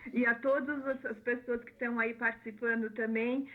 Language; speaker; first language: Portuguese; non-native, fluent; German